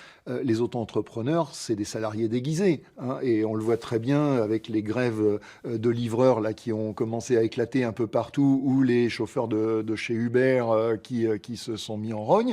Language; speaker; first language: French; native; French